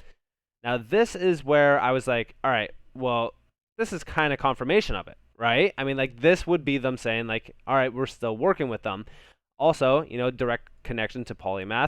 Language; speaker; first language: English; native; English